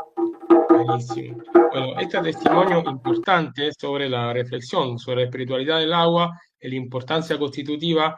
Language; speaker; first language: Spanish; native; Spanish